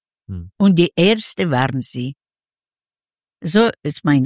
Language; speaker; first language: German; non-native, learner; Yiddish